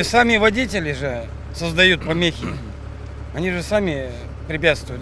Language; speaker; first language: Russian; native; Russian